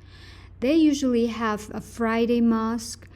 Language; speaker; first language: English; non-native, fluent; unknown